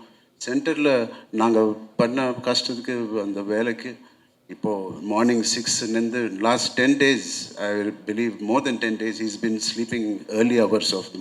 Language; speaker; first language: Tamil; non-native, local second language; Telugu